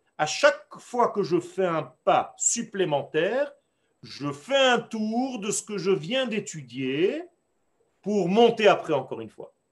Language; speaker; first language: French; non-native, fluent; Hebrew